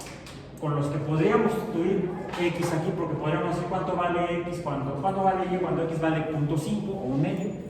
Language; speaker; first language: Spanish; native; Spanish